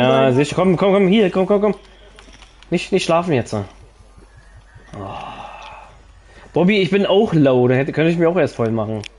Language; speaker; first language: German; native; German